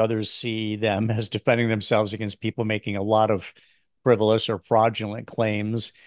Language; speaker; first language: English; native; English